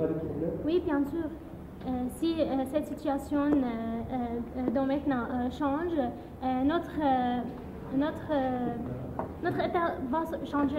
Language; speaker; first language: French; non-native, learner; Arabic